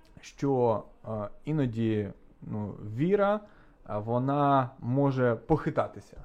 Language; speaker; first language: Ukrainian; native; Ukrainian